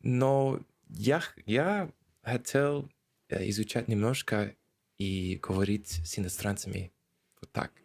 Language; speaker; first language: Russian; non-native, learner; English